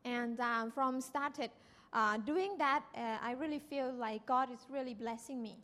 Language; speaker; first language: English; non-native, learner; Thai